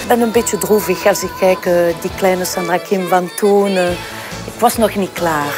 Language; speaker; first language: Dutch; non-native, local second language; French